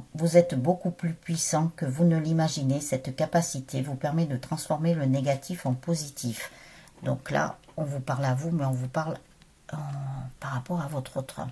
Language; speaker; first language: French; native; French